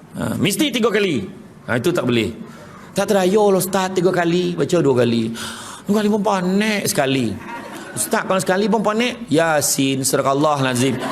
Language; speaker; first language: Malay; native; Malay